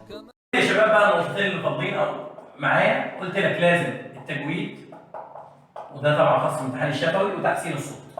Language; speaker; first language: Arabic; native; Arabic